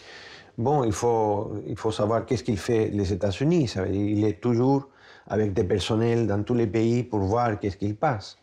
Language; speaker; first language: French; non-native, fluent; Spanish